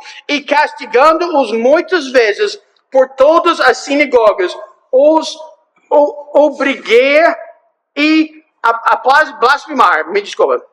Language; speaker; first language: Portuguese; non-native, fluent; English